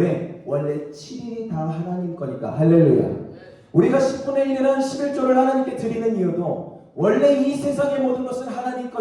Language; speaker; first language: Korean; native; Korean